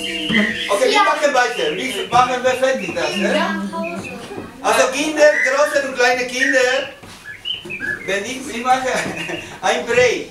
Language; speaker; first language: German; non-native, learner; Spanish